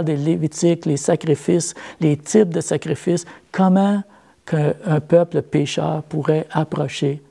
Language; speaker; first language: French; native; French